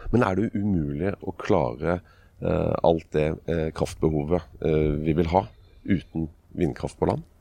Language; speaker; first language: Norwegian; native; Norwegian